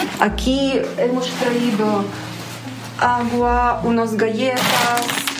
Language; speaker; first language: Spanish; non-native, learner; Ukrainian